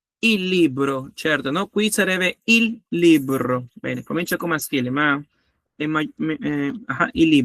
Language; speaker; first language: Italian; non-native, learner; Spanish